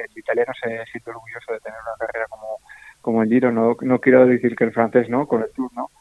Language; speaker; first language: Spanish; native; Spanish